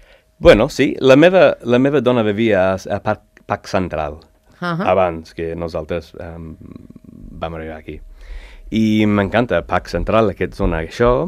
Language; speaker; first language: Catalan; non-native, learner; English